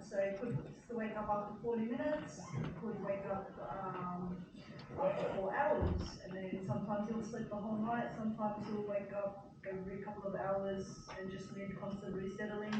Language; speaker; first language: English; native; English